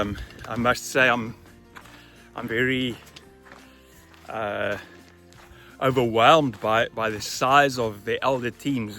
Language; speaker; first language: English; non-native, local second language; Afrikaans